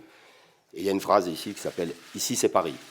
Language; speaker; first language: French; native; French